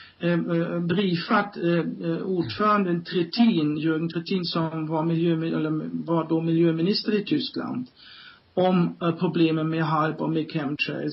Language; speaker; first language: Swedish; non-native, fluent; German